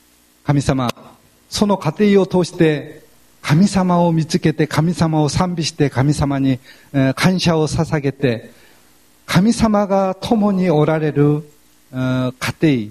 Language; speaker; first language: Japanese; non-native, fluent; Korean